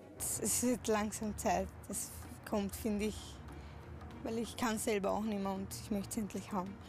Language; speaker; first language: German; early bilingual, other home language; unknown